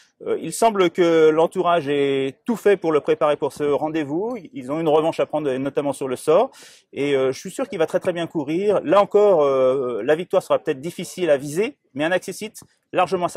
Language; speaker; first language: French; native; French